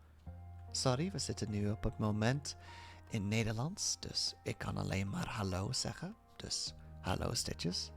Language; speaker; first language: Dutch; non-native, learner; English